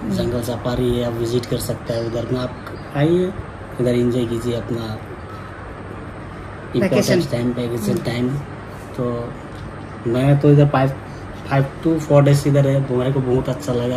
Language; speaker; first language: Hindi; non-native, local second language; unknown